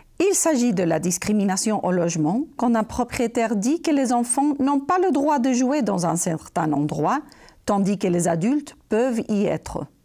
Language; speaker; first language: French; non-native, fluent; Spanish